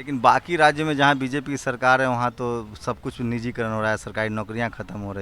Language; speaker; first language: Hindi; native; Hindi